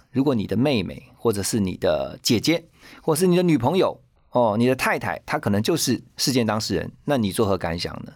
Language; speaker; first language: Chinese; native; Chinese